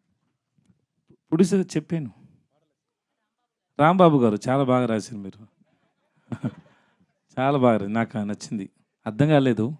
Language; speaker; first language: Telugu; non-native, learner; Tamil